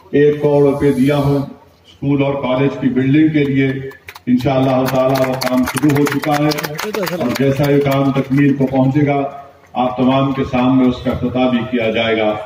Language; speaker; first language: Urdu; native; Urdu